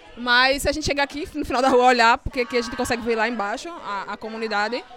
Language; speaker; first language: Portuguese; native; Portuguese